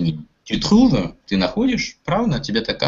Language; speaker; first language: Russian; native; Russian